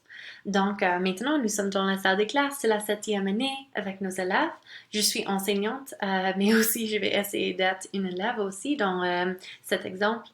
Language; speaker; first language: French; non-native, local second language; English